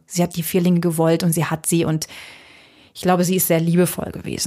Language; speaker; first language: German; native; German